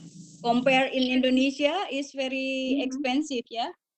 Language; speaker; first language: English; non-native, learner; Indonesian